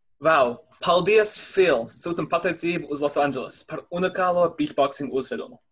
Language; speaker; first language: Latvian; early bilingual, heritage; Latvian